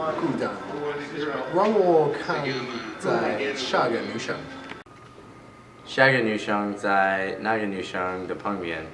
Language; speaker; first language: Chinese; non-native, learner; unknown